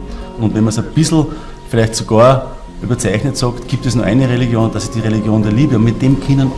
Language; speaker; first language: German; native; German